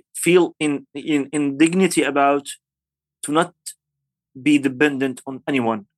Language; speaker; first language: English; non-native, fluent; Arabic